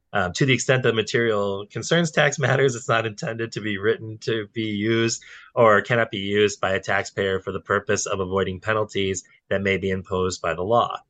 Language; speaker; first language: English; native; English